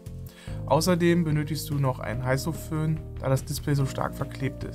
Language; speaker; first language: German; native; German